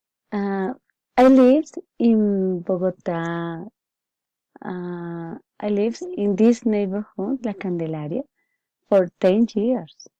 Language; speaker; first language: English; non-native, learner; Spanish